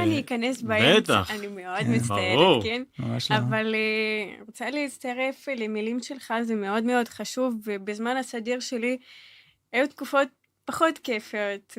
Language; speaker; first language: Hebrew; non-native, fluent; Russian